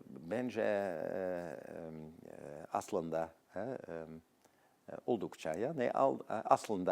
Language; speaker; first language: Turkish; non-native, learner; Dutch